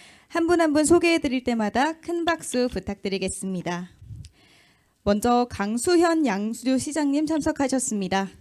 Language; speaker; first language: Korean; native; Korean